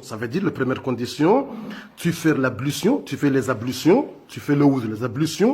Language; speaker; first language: French; non-native, local second language; Comorian